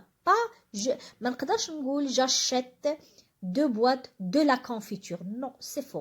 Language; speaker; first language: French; non-native, local second language; Arabic